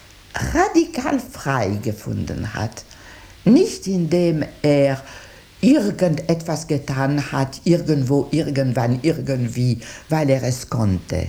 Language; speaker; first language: German; non-native, local second language; French